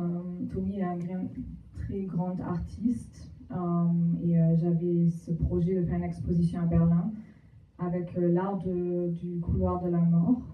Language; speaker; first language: French; non-native, fluent; German